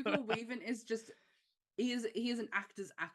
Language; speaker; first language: English; native; English